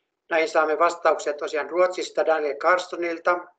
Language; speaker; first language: Finnish; native; Finnish